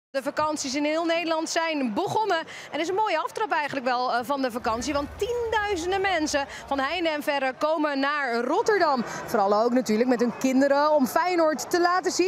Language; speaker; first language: Dutch; native; Dutch